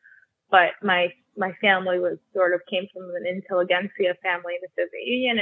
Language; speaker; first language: English; early bilingual, other home language; Russian